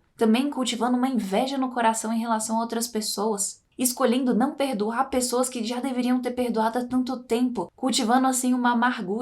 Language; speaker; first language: Portuguese; native; Portuguese